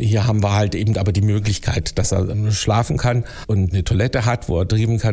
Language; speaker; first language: German; native; German